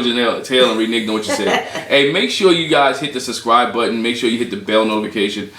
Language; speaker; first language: English; native; English